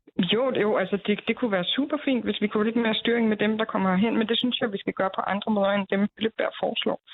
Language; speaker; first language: Danish; native; Danish